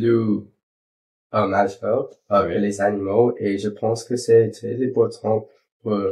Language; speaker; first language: French; non-native, local second language; English